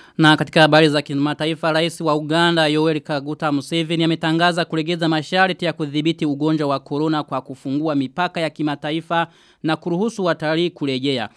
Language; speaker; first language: Swahili; non-native, local second language; Rundi